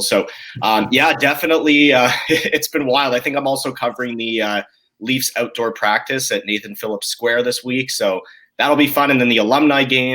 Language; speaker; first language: English; native; English